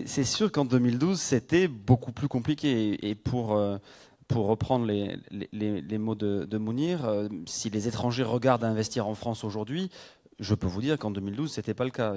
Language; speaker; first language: French; native; French